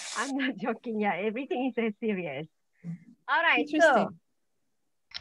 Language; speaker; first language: English; non-native, learner; Malay